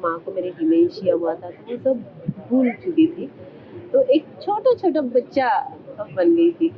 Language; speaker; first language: Hindi; non-native, local second language; Marathi